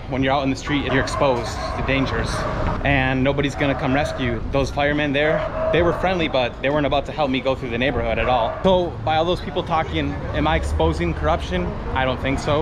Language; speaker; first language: English; native; English